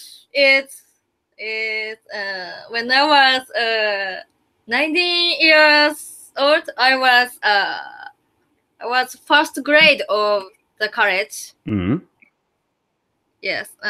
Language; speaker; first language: English; non-native, learner; Japanese